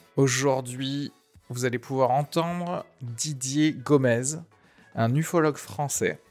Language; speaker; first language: French; native; French